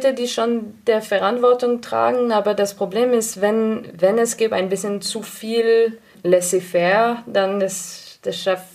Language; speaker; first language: German; non-native, fluent; English